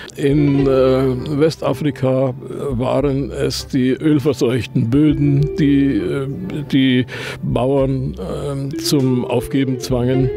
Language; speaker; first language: German; native; German